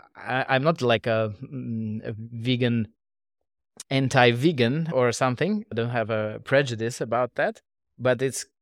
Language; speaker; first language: English; non-native, fluent; Russian